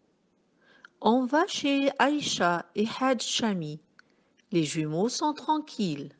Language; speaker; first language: French; non-native, local second language; Arabic